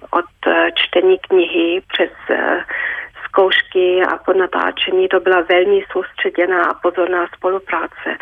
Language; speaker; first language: Czech; early bilingual, heritage; Czech